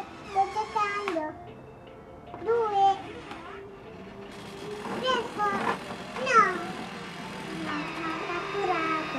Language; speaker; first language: Italian; early bilingual, heritage; Italian